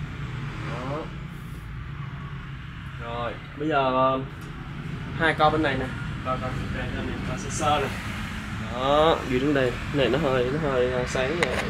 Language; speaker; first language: Vietnamese; native; Vietnamese